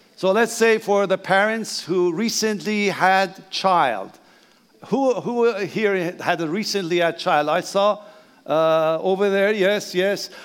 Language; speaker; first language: English; non-native, fluent; Persian